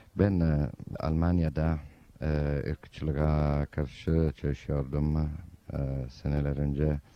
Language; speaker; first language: Turkish; non-native, fluent; Italian